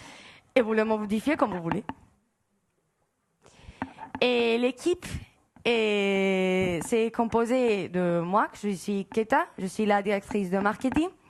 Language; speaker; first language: French; non-native, fluent; Spanish